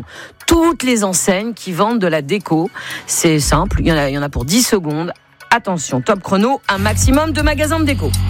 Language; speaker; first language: French; native; French